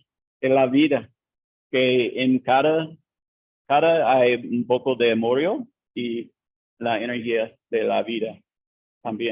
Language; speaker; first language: Spanish; non-native, learner; English